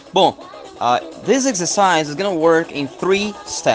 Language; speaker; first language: English; non-native, fluent; Portuguese